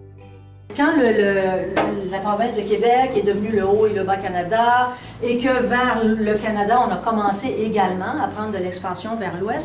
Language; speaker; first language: French; native; French